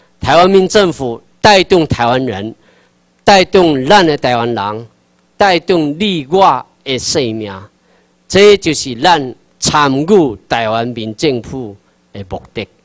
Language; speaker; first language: Chinese; non-native, local second language; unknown